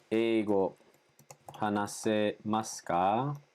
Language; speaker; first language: Japanese; non-native, fluent; English